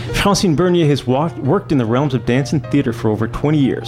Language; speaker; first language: English; native; English